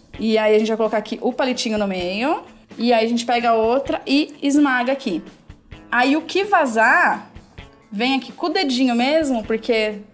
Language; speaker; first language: Portuguese; native; Portuguese